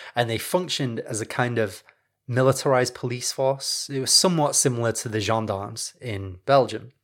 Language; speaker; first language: English; native; English